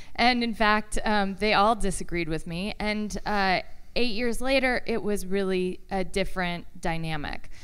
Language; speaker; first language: English; native; English